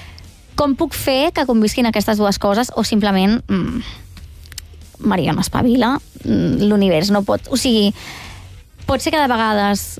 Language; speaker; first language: Catalan; native; Catalan